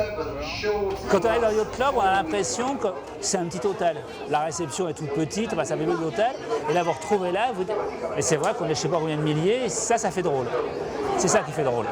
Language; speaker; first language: French; native; French